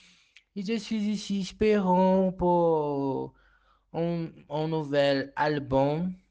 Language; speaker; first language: French; non-native, learner; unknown